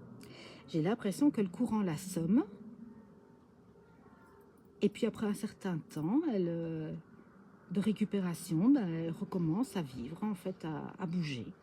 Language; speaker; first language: French; native; French